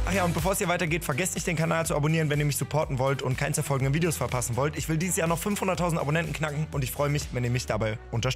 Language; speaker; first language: German; native; German